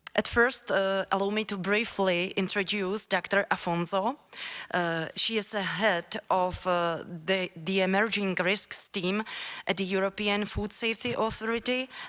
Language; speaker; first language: English; non-native, fluent; Czech